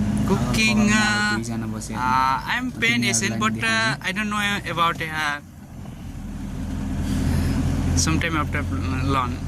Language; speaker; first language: English; non-native, learner; Nepali